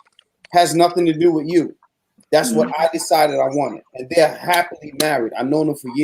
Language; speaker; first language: English; native; English